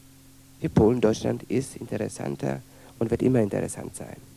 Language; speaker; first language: German; non-native, fluent; Polish